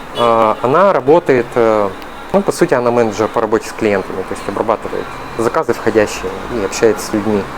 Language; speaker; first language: Russian; native; Russian